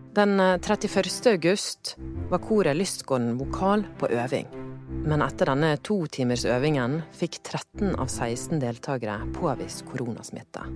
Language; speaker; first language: Norwegian; native; Norwegian